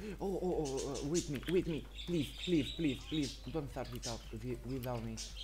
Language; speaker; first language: English; non-native, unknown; Romanian